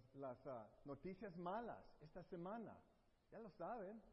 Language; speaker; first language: Spanish; early bilingual, heritage; Spanish